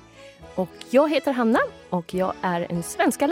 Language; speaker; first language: Swedish; non-native, fluent; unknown